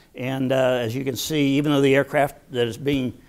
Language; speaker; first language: English; native; English